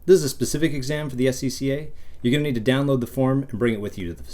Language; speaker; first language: English; native; English